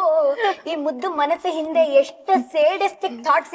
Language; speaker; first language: Kannada; native; Kannada